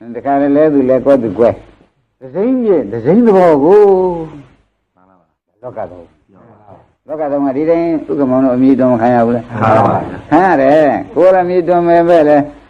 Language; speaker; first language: Burmese; native; Burmese